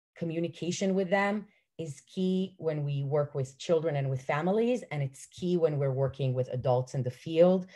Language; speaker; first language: English; non-native, fluent; Hebrew